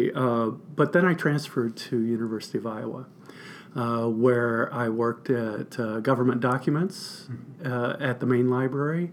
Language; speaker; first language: English; native; English